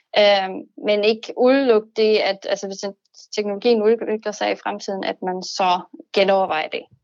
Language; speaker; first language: Danish; non-native, fluent; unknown